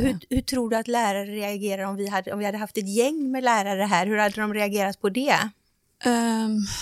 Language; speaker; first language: Swedish; native; Swedish